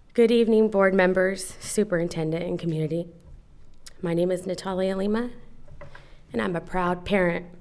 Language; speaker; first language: English; native; English